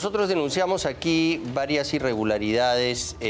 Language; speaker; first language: Spanish; native; Spanish